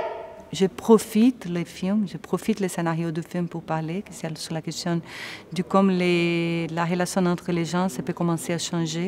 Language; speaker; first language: French; non-native, fluent; Portuguese